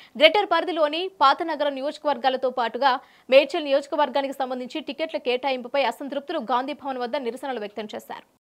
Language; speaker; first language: Telugu; native; Telugu